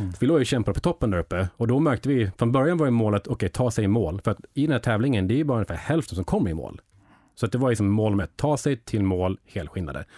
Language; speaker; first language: Swedish; early bilingual, heritage; English